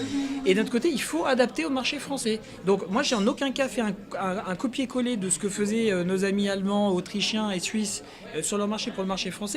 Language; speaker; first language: French; native; French